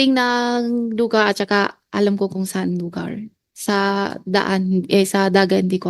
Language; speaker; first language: Filipino; non-native, learner; Chinese